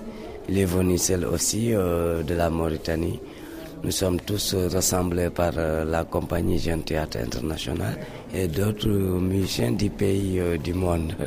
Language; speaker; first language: French; non-native, local second language; Mandingo